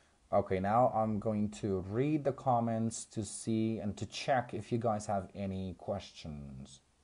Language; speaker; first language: English; non-native, fluent; Central Kurdish